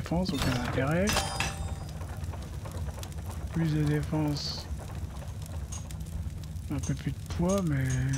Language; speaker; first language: French; native; French